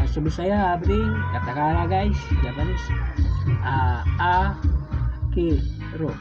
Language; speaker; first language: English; non-native, local second language; Cebuano